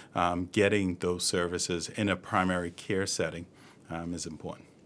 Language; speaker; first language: English; native; English